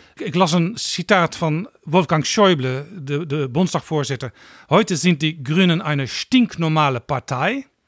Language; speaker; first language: Dutch; native; Dutch